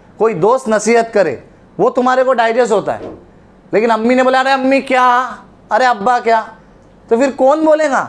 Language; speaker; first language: Hindi; non-native, local second language; Urdu